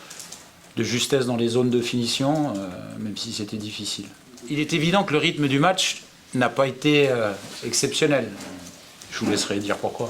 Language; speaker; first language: French; native; French